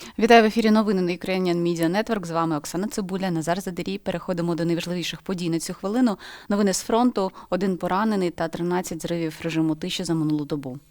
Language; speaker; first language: Ukrainian; native; Ukrainian